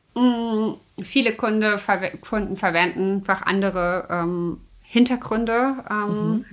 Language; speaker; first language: German; native; German